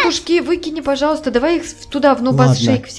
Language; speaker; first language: Russian; native; Russian